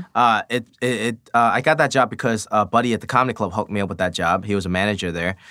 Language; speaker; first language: English; early bilingual, other home language; Cantonese